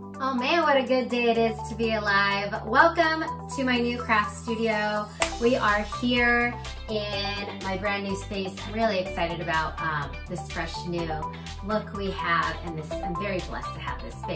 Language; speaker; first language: English; native; English